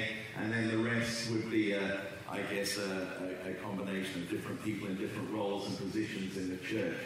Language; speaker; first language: English; native; English